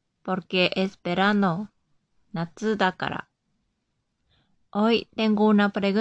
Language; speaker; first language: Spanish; non-native, fluent; Japanese